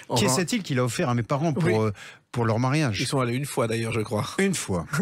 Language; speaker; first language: French; native; French